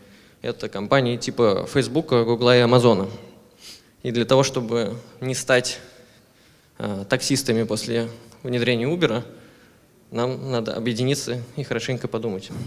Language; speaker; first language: Russian; native; Russian